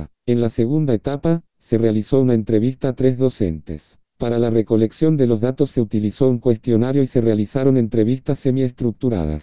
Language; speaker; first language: Spanish; native; Spanish